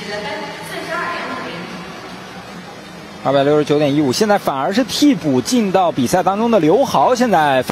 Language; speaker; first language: Chinese; native; Chinese